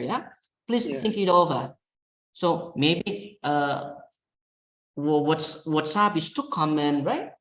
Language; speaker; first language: English; non-native, fluent; Indonesian